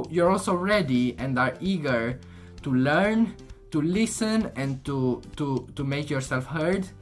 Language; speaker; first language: English; non-native, fluent; Romanian